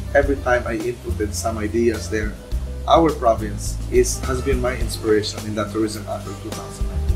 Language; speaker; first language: English; non-native, local second language; Cebuano